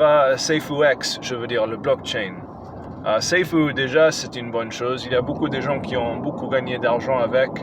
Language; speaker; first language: French; non-native, fluent; English